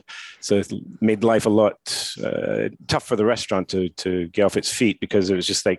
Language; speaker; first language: English; native; English